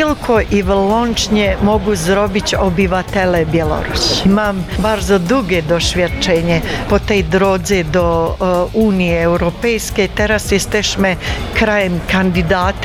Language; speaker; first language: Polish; non-native, fluent; Bosnian